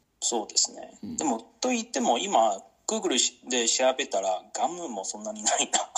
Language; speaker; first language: Japanese; native; Japanese